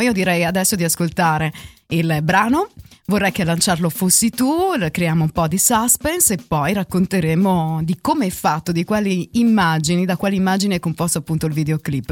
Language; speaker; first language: Italian; native; Italian